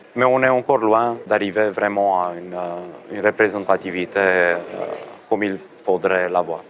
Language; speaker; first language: French; non-native, fluent; Romanian